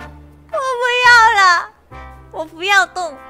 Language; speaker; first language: Chinese; non-native, learner; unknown